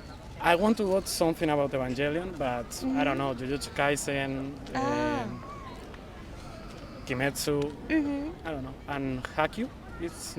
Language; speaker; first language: English; non-native, learner; Spanish